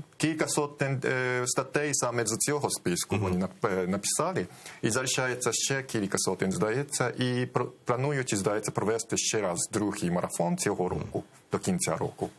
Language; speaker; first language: Ukrainian; non-native, fluent; Japanese